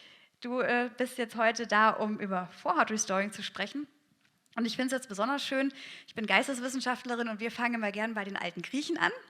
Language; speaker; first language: German; native; German